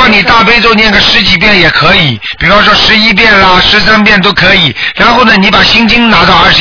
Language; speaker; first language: Chinese; native; Chinese